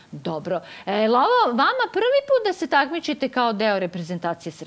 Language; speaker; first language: Croatian; native; Croatian